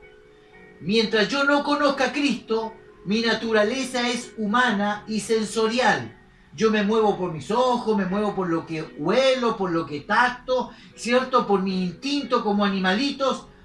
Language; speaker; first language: Spanish; native; Spanish